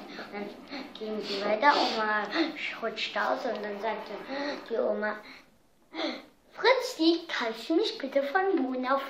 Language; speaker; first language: German; early bilingual, heritage; German